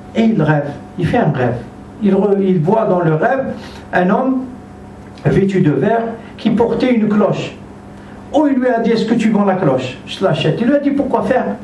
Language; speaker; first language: French; non-native, local second language; Arabic